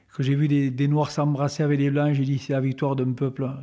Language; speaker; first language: French; native; French